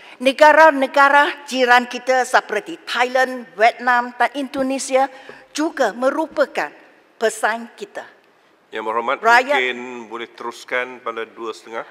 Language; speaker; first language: Malay; non-native, local second language; Chinese